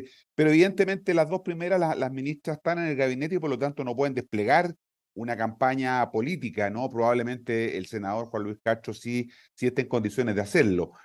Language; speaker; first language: Spanish; native; Spanish